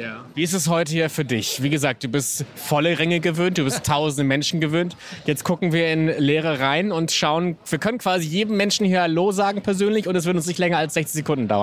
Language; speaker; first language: German; native; German